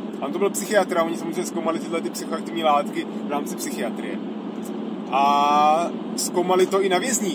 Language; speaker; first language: Czech; native; Czech